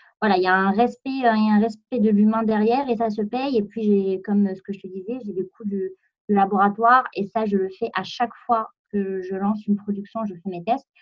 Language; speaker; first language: French; non-native, local second language; Arabic